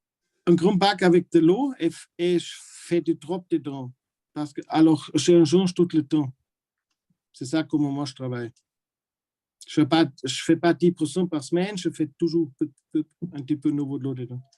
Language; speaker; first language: French; non-native, learner; German